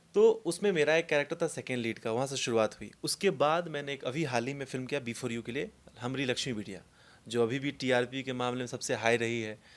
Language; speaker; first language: Hindi; non-native, local second language; Maithili